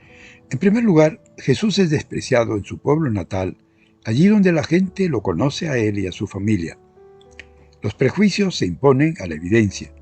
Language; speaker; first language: Spanish; native; Spanish